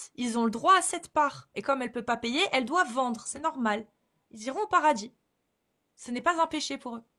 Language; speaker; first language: French; native; French